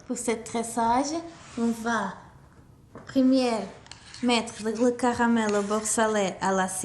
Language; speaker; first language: French; non-native, fluent; Portuguese